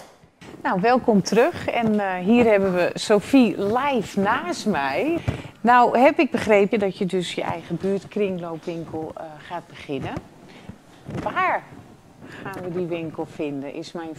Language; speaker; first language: Dutch; native; Dutch